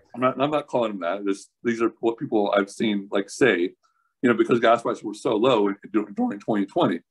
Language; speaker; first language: English; native; English